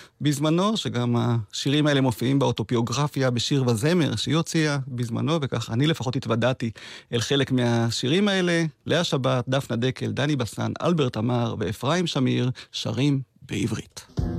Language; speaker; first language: Hebrew; native; Hebrew